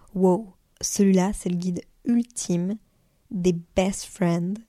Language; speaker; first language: French; native; French